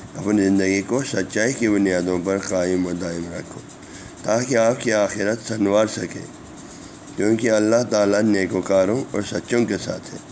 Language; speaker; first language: Urdu; non-native, local second language; Balti